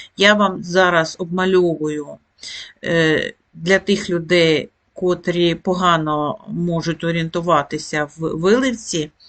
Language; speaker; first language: Ukrainian; native; Ukrainian